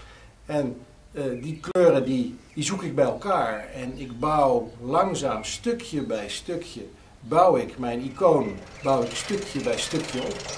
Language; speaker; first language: Dutch; native; Dutch